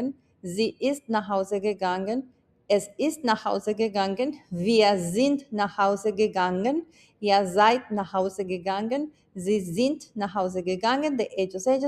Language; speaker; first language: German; non-native, fluent; Spanish